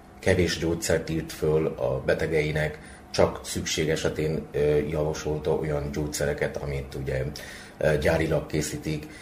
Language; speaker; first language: Hungarian; non-native, fluent; Bangla